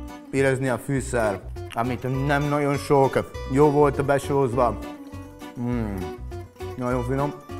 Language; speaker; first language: Hungarian; non-native, fluent; Italian